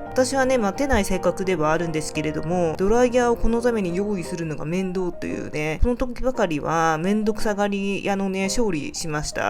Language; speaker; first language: Japanese; native; Japanese